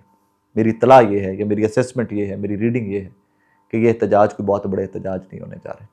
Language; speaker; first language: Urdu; non-native, local second language; Punjabi